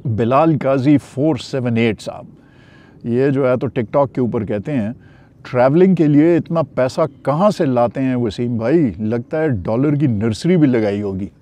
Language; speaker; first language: Urdu; non-native, local second language; Pashto